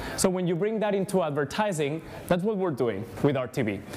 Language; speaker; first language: English; non-native, fluent; Spanish